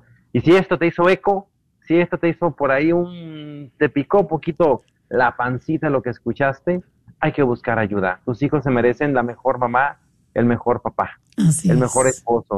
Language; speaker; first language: Spanish; native; Spanish